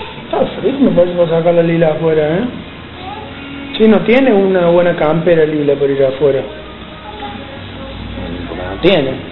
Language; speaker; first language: Spanish; native; Spanish